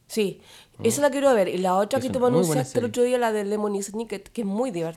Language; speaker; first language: Spanish; native; Spanish